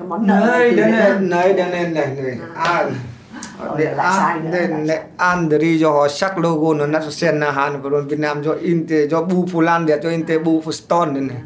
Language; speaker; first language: Swedish; non-native, learner; Vietnamese